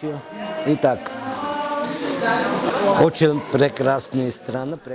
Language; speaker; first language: Russian; non-native, learner; Georgian